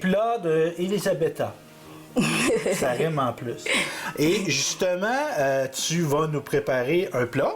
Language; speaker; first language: French; native; French